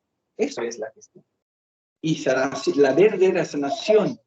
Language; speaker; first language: Spanish; non-native, fluent; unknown